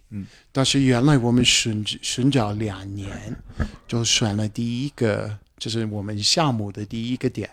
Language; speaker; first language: Chinese; non-native, fluent; English